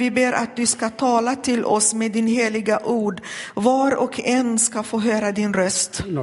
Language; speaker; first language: Swedish; non-native, fluent; Arabic